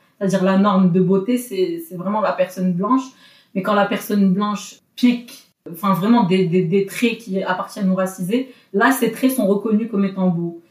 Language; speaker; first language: French; non-native, local second language; Arabic